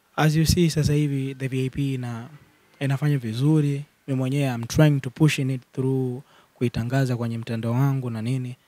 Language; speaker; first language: Swahili; native; Swahili